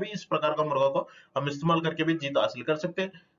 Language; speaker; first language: Hindi; non-native, local second language; Telugu